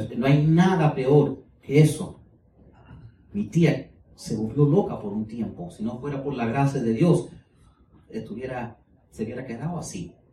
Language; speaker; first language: Spanish; early bilingual, heritage; Spanish